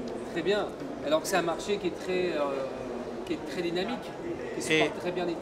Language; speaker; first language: French; native; French